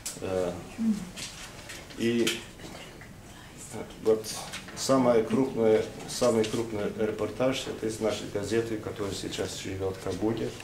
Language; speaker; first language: Russian; non-native, fluent; Norwegian